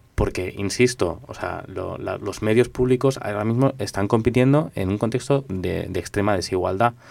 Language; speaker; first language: Spanish; non-native, local second language; Catalan